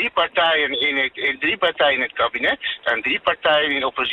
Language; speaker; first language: Dutch; non-native, fluent; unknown